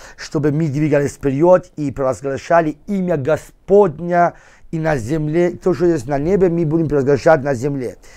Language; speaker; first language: Russian; non-native, fluent; Persian